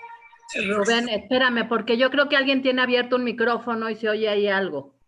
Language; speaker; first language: Spanish; native; Spanish